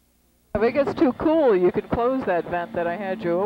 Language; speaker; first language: English; native; English